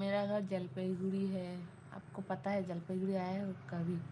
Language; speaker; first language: Hindi; non-native, local second language; Bangla